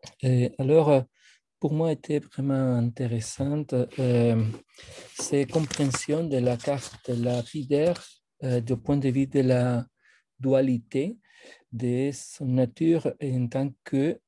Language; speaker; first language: French; non-native, fluent; Spanish